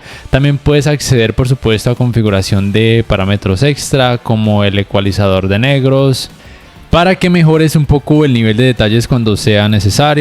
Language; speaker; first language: Spanish; native; Spanish